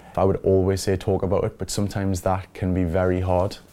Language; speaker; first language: English; native; English